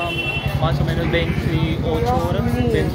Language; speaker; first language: Spanish; non-native, learner; Hindi